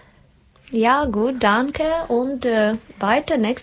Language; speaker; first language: German; non-native, learner; Russian